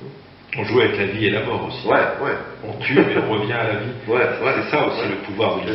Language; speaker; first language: French; native; French